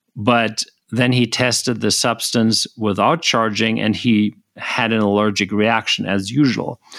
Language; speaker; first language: English; non-native, fluent; German